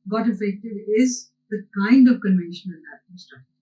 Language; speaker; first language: English; non-native, local second language; Hindi